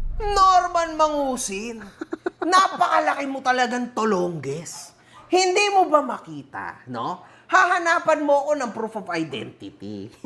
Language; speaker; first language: Filipino; native; Filipino